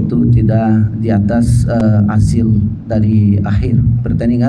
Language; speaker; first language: Indonesian; non-native, fluent; Portuguese